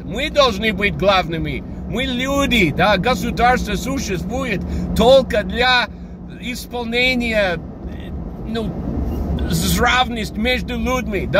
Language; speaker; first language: Russian; non-native, fluent; English